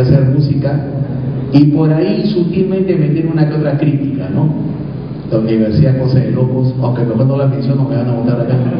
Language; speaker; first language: Spanish; native; Spanish